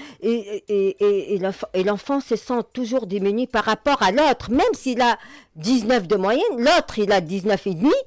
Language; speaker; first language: French; non-native, local second language; Arabic